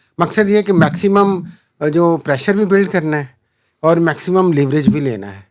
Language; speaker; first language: Urdu; non-native, local second language; Punjabi